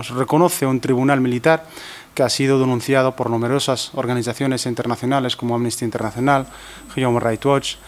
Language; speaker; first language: Spanish; non-native, fluent; Arabic